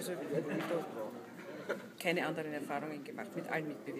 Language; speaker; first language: German; native; German